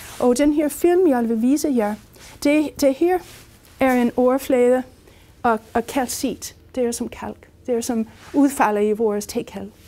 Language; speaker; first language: Danish; non-native, fluent; English